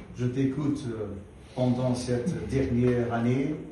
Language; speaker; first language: French; non-native, learner; Portuguese